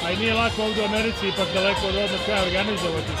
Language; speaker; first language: Serbian; native; Serbian